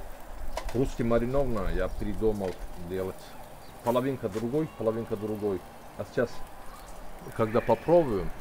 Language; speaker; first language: Russian; non-native, learner; Turkish